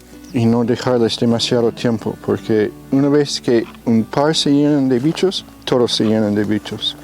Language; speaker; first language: Spanish; non-native, fluent; English